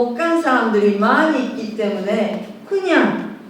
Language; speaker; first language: Korean; non-native, fluent; Japanese